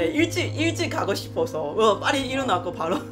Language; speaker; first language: Korean; non-native, learner; Chinese